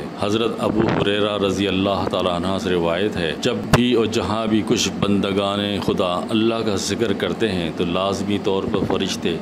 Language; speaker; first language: Urdu; native; Urdu